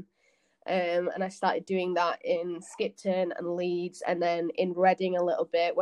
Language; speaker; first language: English; native; English